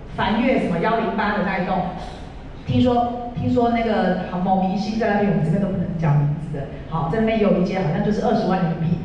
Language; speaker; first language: Chinese; native; Chinese